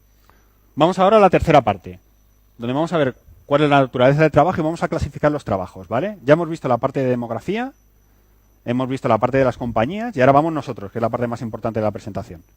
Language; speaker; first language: Spanish; native; Spanish